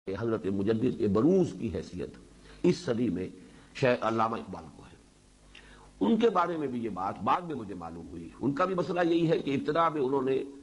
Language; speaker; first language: Urdu; native; Urdu